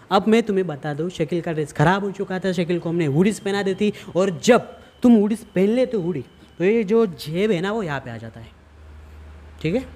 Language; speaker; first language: Hindi; non-native, local second language; Marathi